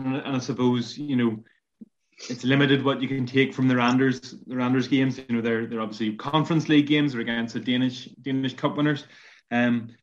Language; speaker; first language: English; native; English